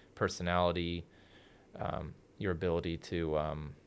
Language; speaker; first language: English; early bilingual, other home language; Spanish